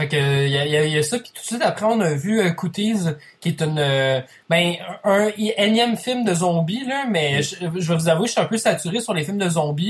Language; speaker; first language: French; native; French